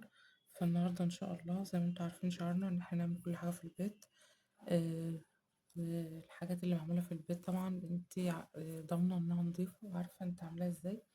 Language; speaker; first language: Arabic; native; Arabic